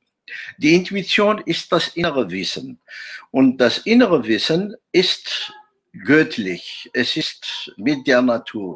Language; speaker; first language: German; non-native, fluent; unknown